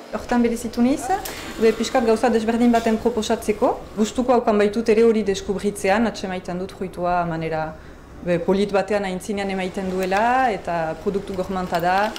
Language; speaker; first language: Basque; native; Basque